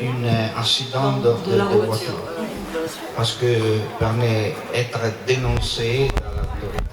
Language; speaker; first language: French; non-native, learner; Italian